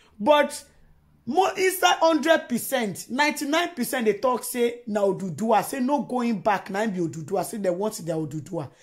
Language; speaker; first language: Nigerian Pidgin; non-native, local second language; Yoruba